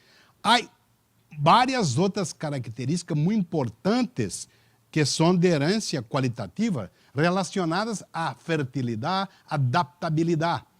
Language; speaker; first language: Spanish; non-native, learner; Portuguese